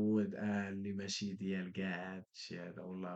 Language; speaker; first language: Arabic; native; Arabic